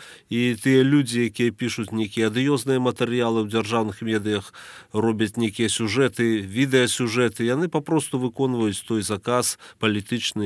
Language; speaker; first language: Belarusian; native; Belarusian